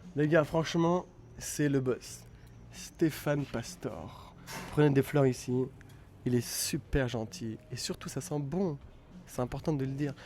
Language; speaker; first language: French; native; French